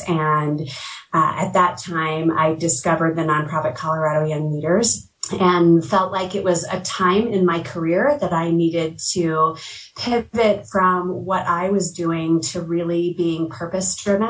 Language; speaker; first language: English; native; English